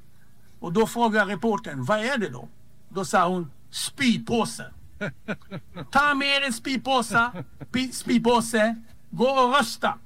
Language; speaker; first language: Swedish; non-native, fluent; Hebrew